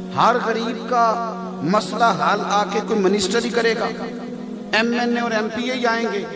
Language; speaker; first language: Urdu; non-native, local second language; Punjabi